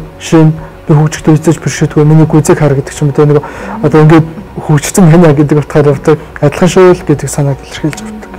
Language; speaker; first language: Mongolian; native; Mongolian